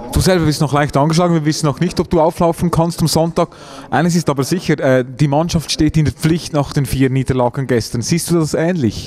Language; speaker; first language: German; native; German